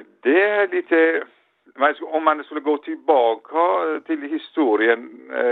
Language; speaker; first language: Swedish; non-native, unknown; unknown